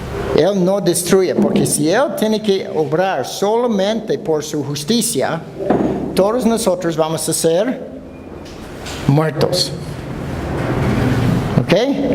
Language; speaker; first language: Spanish; non-native, fluent; English